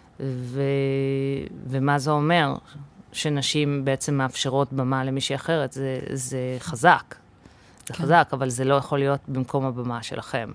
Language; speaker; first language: Hebrew; early bilingual, other home language; English